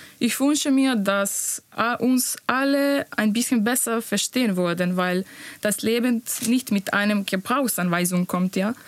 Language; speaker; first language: German; non-native, learner; Bosnian